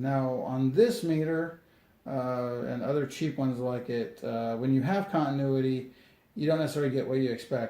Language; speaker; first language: English; native; English